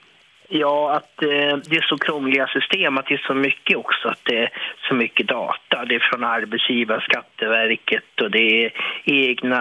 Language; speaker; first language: Swedish; native; Swedish